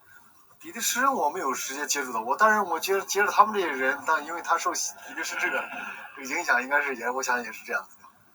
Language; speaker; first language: Chinese; native; Chinese